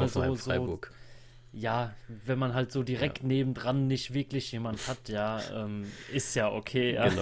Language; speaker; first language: German; native; German